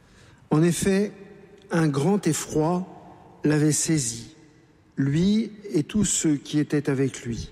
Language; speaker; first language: French; native; French